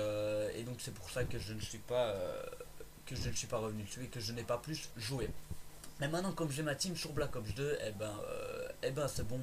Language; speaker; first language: French; native; French